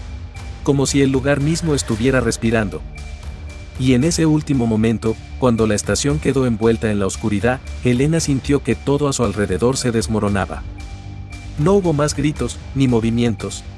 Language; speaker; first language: Spanish; native; Spanish